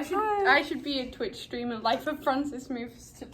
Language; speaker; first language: English; native; English